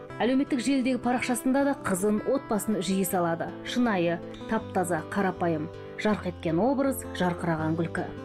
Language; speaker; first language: Kazakh; native; Kazakh